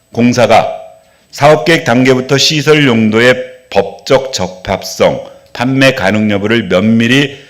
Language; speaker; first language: Korean; native; Korean